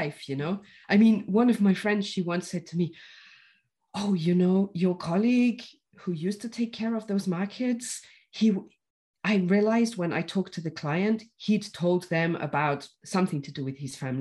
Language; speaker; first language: English; native; English